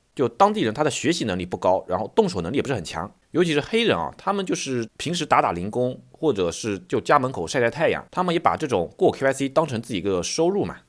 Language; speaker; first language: Chinese; native; Chinese